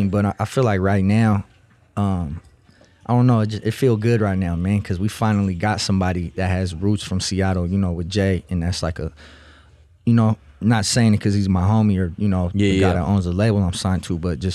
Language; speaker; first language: English; non-native, fluent; Russian